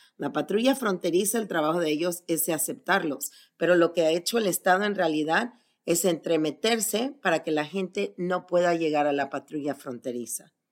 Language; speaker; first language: Spanish; native; Spanish